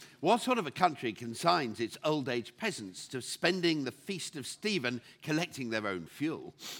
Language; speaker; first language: English; native; English